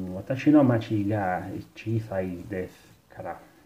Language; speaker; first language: Japanese; non-native, fluent; Italian